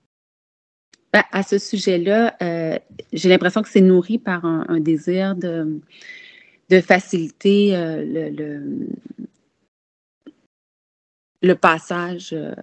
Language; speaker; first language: French; native; French